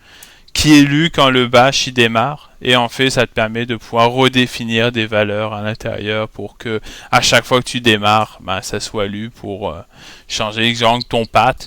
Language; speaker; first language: French; native; French